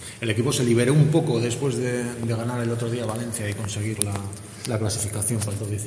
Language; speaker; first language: Spanish; native; Spanish